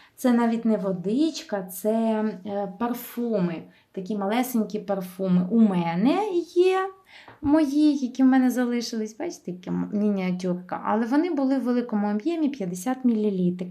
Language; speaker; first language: Ukrainian; native; Ukrainian